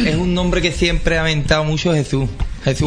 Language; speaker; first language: Spanish; native; Spanish